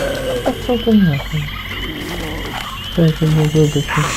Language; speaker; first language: Russian; native; Russian